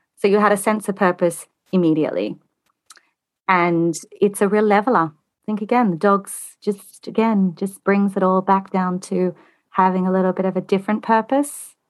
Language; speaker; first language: English; native; English